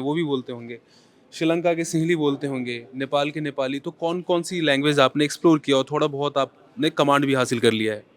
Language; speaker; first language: Hindi; native; Hindi